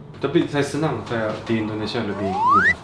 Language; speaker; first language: Indonesian; non-native, learner; Korean